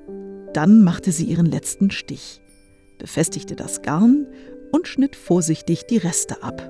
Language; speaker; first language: German; native; German